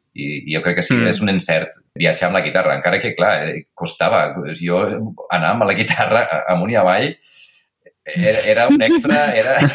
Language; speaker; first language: Catalan; non-native, fluent; Icelandic